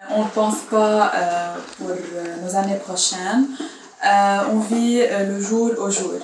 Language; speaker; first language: French; non-native, fluent; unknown